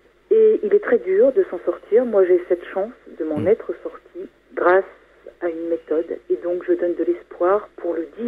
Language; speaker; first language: French; native; French